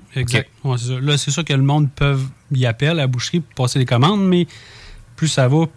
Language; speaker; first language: French; native; French